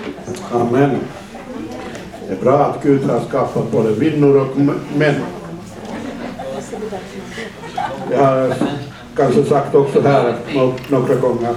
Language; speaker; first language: Swedish; non-native, fluent; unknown